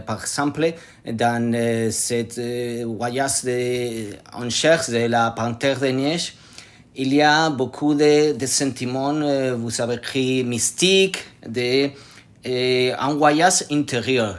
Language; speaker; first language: French; non-native, learner; Spanish